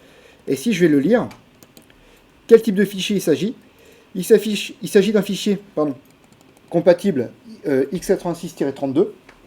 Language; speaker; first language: French; native; French